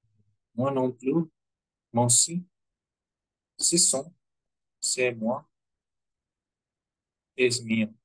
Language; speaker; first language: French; non-native, learner; Spanish